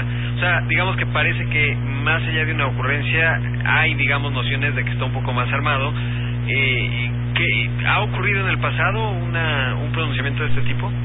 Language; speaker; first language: Spanish; native; Spanish